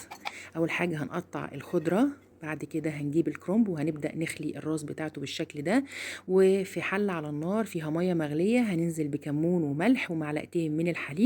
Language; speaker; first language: Arabic; native; Arabic